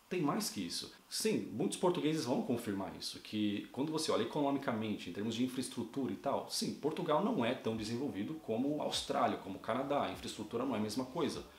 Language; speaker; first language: Portuguese; native; Portuguese